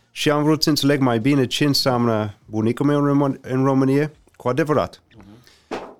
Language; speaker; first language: Romanian; non-native, fluent; English